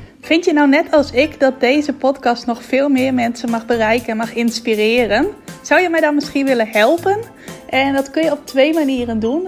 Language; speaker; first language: Dutch; native; Dutch